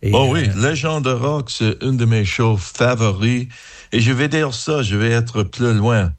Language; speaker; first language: French; non-native, learner; English